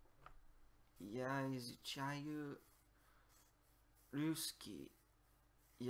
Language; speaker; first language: Russian; non-native, learner; English